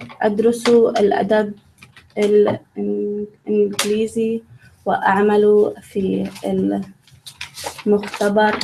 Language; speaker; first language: Arabic; non-native, learner; English